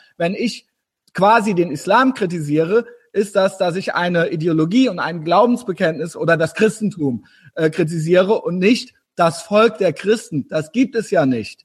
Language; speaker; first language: German; native; German